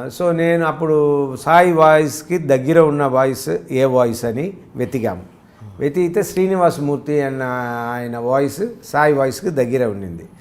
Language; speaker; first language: Telugu; native; Telugu